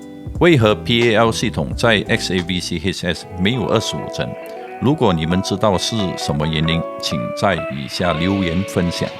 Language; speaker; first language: Chinese; native; Chinese